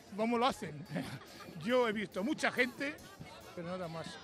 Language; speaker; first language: Spanish; native; Spanish